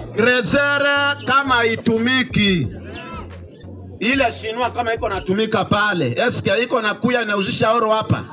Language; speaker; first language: Swahili; native; Swahili